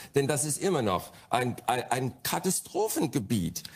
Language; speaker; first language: German; non-native, fluent; English